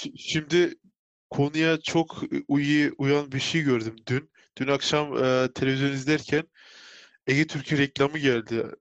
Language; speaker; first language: Turkish; early bilingual, heritage; Turkish